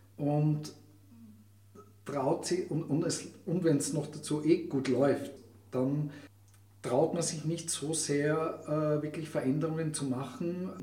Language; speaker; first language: German; native; German